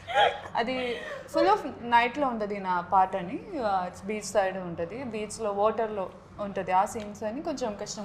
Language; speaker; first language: Telugu; non-native, learner; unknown